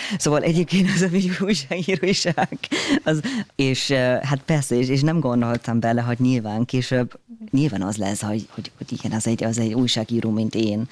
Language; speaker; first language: Hungarian; early bilingual, heritage; German